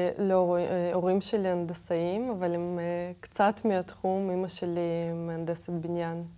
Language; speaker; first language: Hebrew; non-native, fluent; Russian